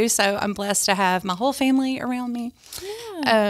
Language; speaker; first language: English; native; English